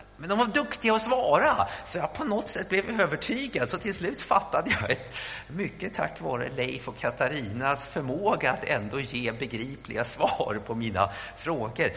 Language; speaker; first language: Swedish; native; Swedish